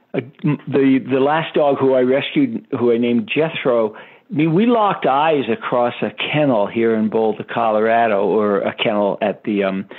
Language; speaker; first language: English; native; English